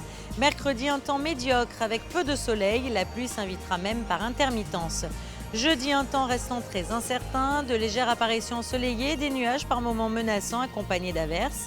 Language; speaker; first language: French; native; French